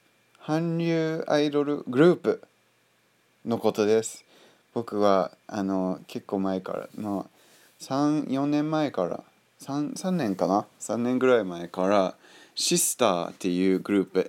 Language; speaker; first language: Japanese; non-native, fluent; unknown